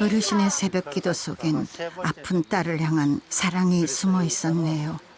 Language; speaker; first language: Korean; native; Korean